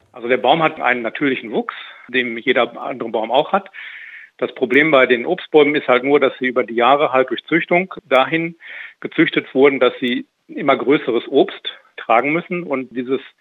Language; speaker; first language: German; native; German